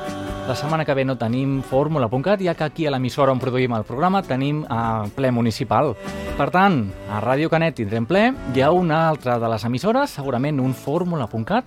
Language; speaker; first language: Catalan; native; Catalan